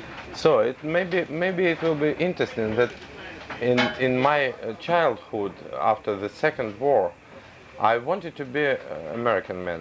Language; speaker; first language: English; non-native, learner; Russian